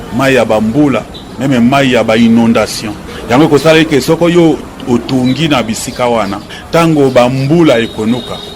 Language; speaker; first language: Lingala; native; Lingala